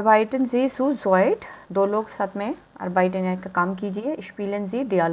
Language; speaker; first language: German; non-native, fluent; Hindi